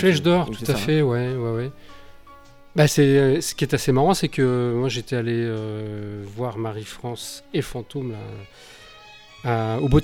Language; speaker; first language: French; native; French